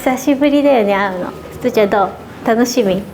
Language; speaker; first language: Japanese; native; Japanese